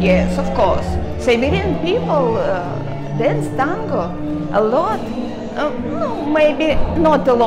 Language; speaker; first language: Portuguese; non-native, learner; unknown